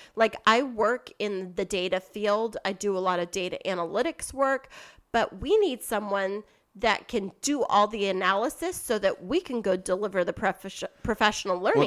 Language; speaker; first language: English; native; English